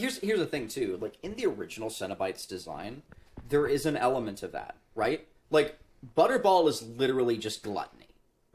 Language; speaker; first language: English; native; English